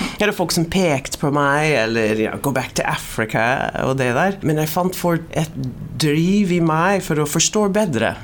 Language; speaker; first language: Norwegian; non-native, fluent; English